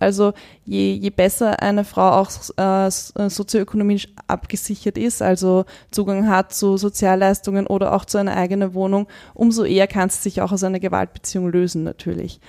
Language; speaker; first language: German; native; German